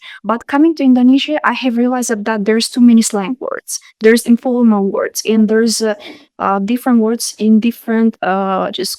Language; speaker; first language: English; non-native, fluent; Uzbek